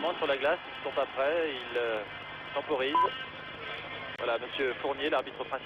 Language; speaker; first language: French; native; French